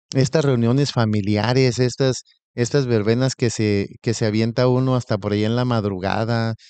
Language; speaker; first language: Spanish; native; Spanish